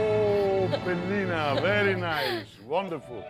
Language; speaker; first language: English; non-native, learner; Italian